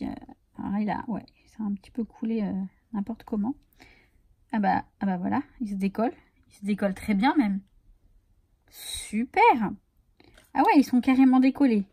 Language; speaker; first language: French; native; French